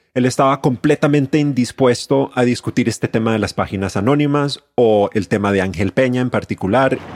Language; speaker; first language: Spanish; native; Spanish